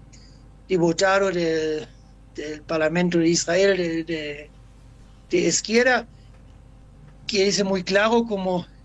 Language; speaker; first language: Spanish; non-native, fluent; German